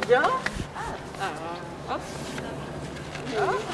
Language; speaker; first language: French; native; French